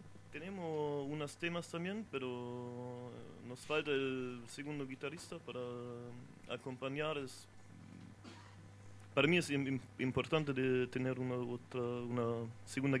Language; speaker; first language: Spanish; non-native, fluent; French